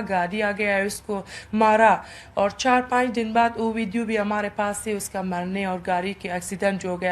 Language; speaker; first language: Hindi; non-native, learner; Persian